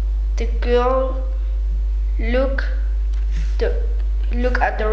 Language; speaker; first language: English; non-native, learner; German